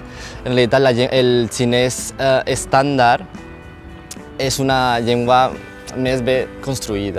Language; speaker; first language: Catalan; non-native, local second language; Chinese